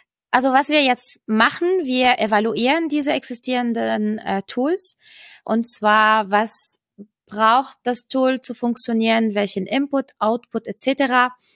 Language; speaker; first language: German; non-native, fluent; Arabic